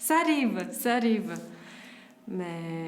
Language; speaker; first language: French; non-native, fluent; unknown